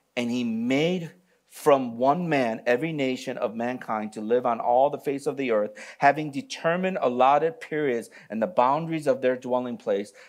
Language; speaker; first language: English; native; English